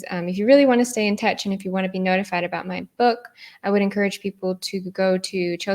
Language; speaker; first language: English; native; English